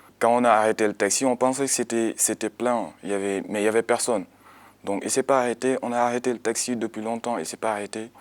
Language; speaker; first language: French; non-native, local second language; Wolof